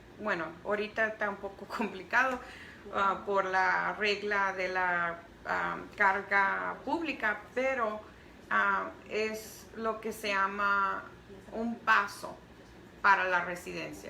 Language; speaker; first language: Spanish; early bilingual, heritage; Spanish